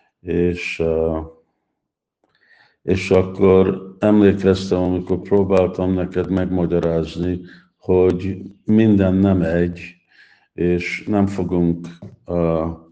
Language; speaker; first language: Hungarian; early bilingual, heritage; Hungarian